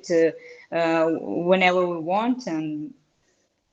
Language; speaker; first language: English; non-native, fluent; Russian